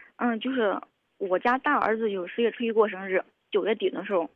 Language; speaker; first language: Chinese; native; Chinese